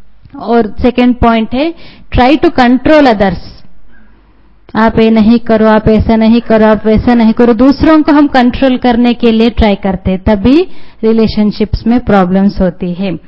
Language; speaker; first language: Hindi; native; Hindi